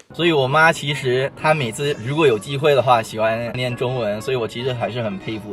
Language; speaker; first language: Chinese; non-native, fluent; English